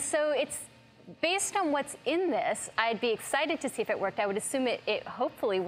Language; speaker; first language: English; native; English